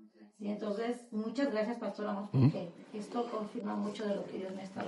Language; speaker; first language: Spanish; native; Spanish